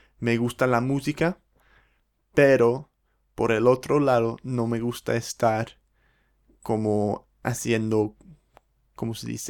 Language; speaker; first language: Spanish; non-native, fluent; English